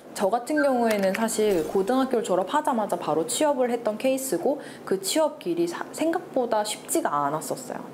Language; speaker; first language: Korean; native; Korean